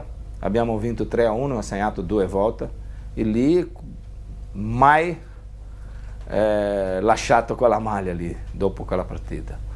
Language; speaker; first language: Italian; non-native, fluent; Portuguese